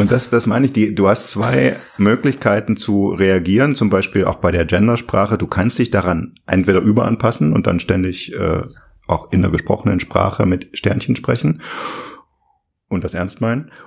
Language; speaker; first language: German; native; German